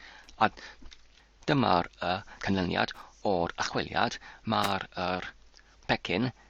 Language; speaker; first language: Welsh; non-native, learner; English